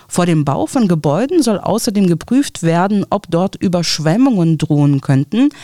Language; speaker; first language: German; early bilingual, other home language; Russian